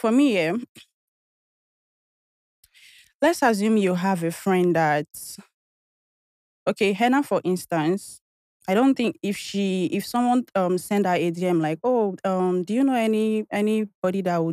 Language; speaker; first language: English; non-native, local second language; Igbo